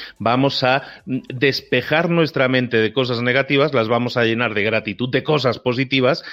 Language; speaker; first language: Spanish; native; Spanish